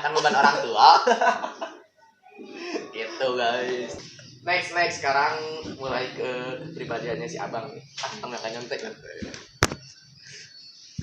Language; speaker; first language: Indonesian; non-native, local second language; Sundanese